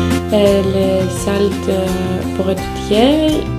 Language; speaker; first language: French; non-native, fluent; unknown